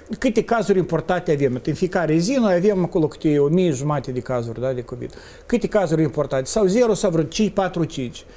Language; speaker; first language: Romanian; native; Romanian